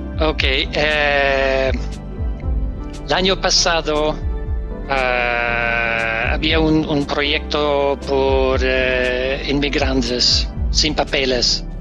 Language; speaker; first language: Spanish; non-native, learner; Danish